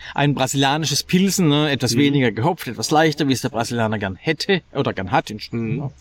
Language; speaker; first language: German; native; German